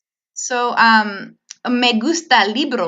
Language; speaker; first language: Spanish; non-native, learner; English